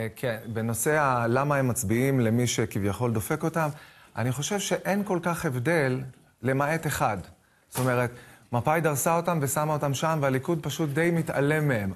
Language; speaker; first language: Hebrew; native; Hebrew